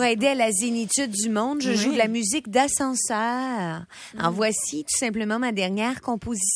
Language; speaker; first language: French; native; French